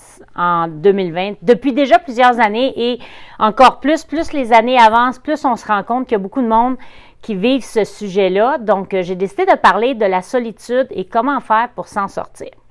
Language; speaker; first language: French; native; French